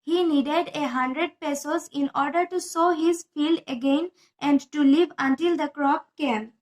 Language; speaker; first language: English; non-native, local second language; Assamese